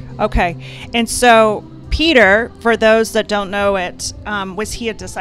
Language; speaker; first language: English; native; English